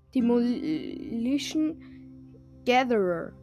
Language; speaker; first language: German; non-native, fluent; French